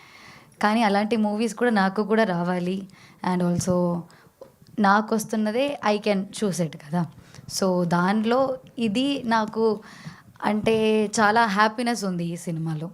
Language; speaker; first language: Telugu; non-native, fluent; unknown